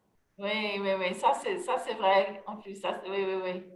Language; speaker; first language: French; non-native, fluent; English